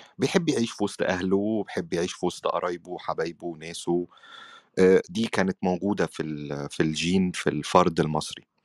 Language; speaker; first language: Arabic; native; Arabic